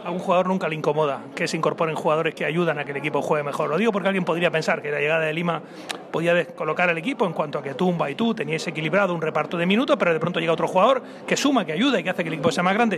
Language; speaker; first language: Spanish; native; Spanish